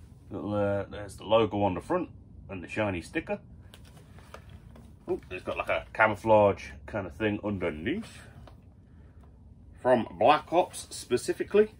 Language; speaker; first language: English; native; English